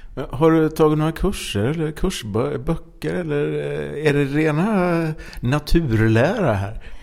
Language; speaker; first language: Swedish; native; Swedish